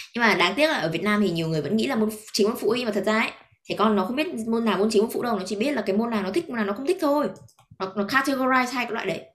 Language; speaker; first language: Vietnamese; native; Vietnamese